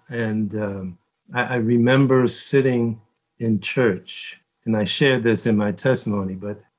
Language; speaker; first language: English; early bilingual, other home language; Korean